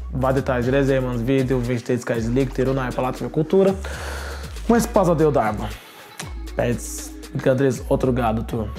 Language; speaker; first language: Latvian; non-native, learner; Portuguese